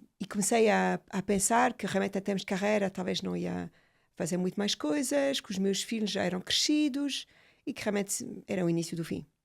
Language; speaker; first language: Portuguese; non-native, fluent; French